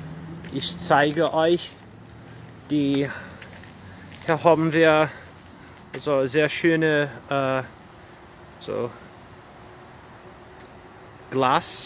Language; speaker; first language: German; non-native, fluent; English